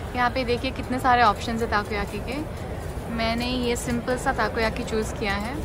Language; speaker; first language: Hindi; non-native, local second language; Bangla